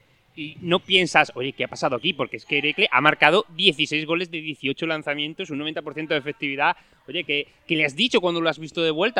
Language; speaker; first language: Spanish; native; Spanish